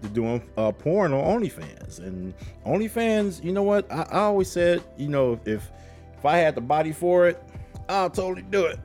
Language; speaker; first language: English; native; English